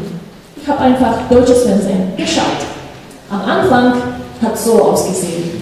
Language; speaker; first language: German; non-native, fluent; Slovak